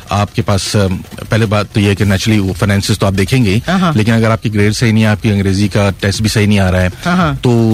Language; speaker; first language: Urdu; native; Urdu